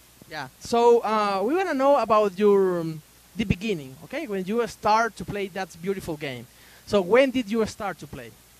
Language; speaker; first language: English; non-native, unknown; Spanish